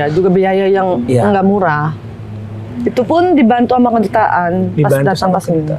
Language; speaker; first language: Indonesian; non-native, fluent; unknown